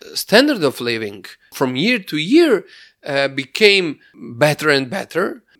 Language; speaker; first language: English; non-native, fluent; Croatian